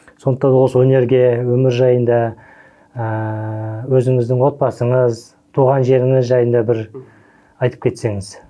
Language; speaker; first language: Kazakh; native; Kazakh